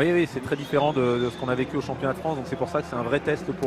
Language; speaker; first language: French; native; French